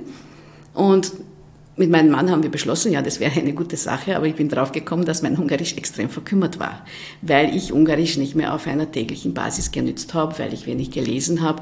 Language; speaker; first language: German; non-native, fluent; Hungarian